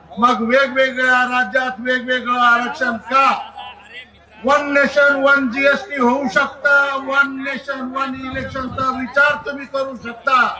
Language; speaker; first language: Marathi; non-native, local second language; Lambadi